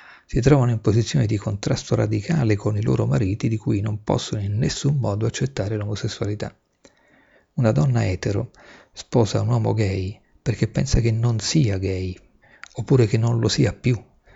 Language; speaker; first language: Italian; native; Italian